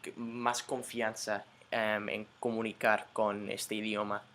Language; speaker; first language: Spanish; non-native, fluent; English